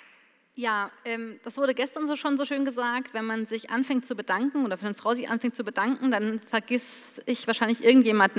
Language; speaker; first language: German; native; German